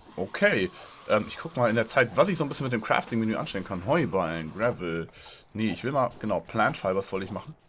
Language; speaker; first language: German; native; German